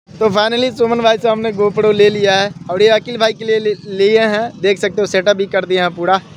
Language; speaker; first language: Hindi; non-native, local second language; Maithili